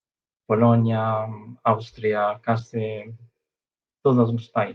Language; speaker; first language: Galician; non-native, fluent; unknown